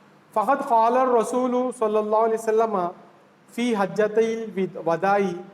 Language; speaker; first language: Arabic; non-native, fluent; Urdu